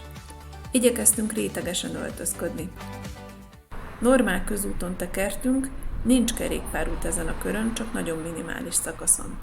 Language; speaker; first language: Hungarian; native; Hungarian